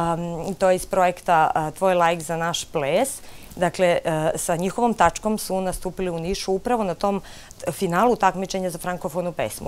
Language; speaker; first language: Serbian; native; Serbian